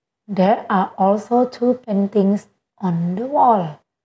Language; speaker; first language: English; non-native, fluent; Indonesian